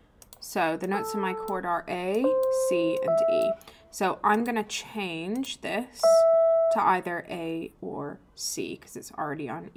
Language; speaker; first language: English; native; English